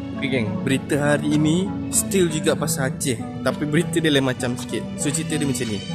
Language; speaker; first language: Malay; native; Malay